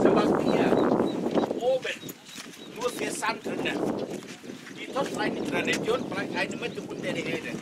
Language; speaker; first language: German; non-native, learner; Vietnamese